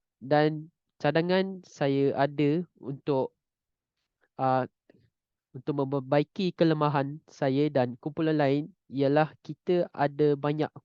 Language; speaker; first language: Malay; non-native, local second language; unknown